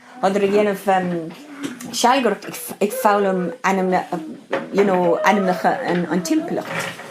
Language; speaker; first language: Irish; non-native, local second language; English